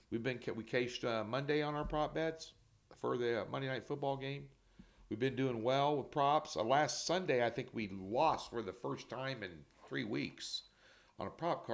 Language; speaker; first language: English; native; English